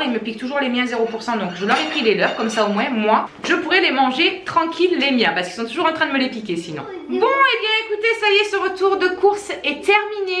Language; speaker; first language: French; native; French